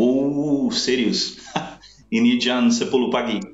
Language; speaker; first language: Indonesian; non-native, learner; Portuguese